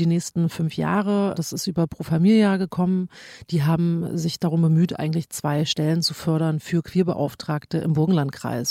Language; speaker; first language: German; native; German